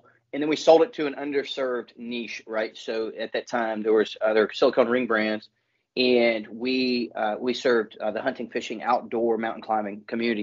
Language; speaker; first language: English; native; English